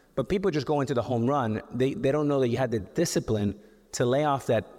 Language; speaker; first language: English; native; English